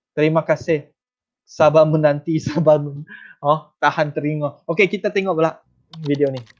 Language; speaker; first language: Malay; non-native, local second language; Chinese